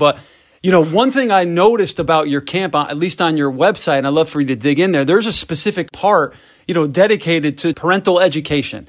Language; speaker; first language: English; native; English